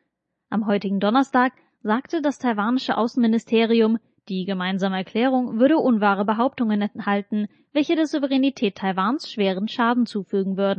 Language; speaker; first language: German; native; German